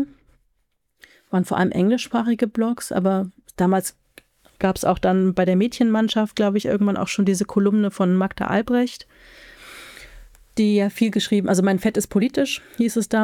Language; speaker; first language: German; native; German